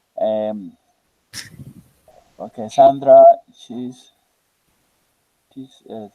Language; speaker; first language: English; non-native, learner; Spanish